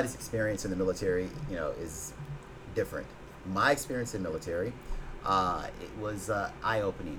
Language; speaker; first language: English; native; English